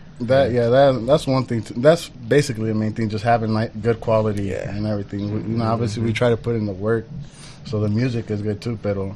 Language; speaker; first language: English; early bilingual, other home language; Spanish